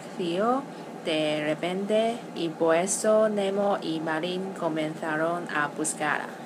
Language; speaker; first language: Spanish; non-native, learner; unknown